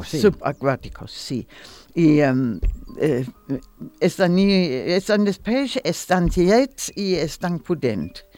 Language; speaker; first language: Spanish; non-native, learner; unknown